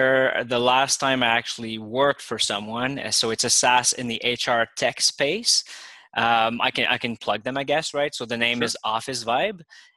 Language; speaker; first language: English; native; English